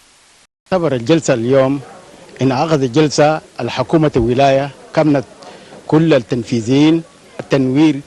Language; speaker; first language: Arabic; non-native, local second language; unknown